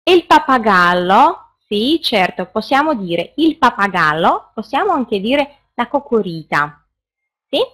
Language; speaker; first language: Italian; non-native, fluent; Russian